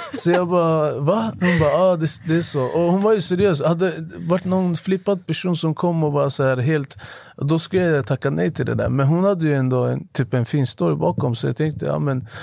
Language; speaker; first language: Swedish; non-native, fluent; Arabic